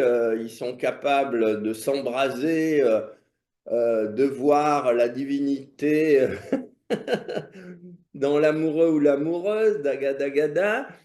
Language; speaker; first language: French; native; French